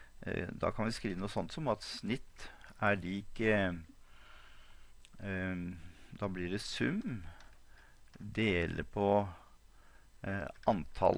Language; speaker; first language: Norwegian; native; Norwegian